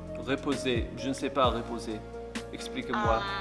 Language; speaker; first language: French; non-native, learner; English